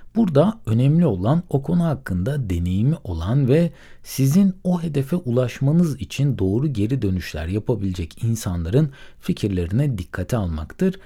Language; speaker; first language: Turkish; native; Turkish